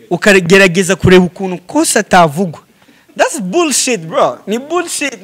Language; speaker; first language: Kinyarwanda; early bilingual, heritage; Kinyarwanda